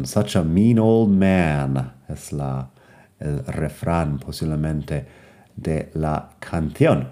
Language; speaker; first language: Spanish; non-native, fluent; English